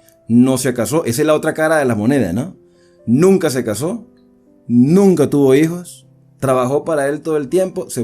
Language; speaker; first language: Spanish; native; Spanish